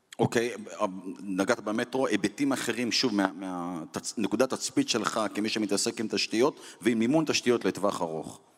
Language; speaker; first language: Hebrew; native; Hebrew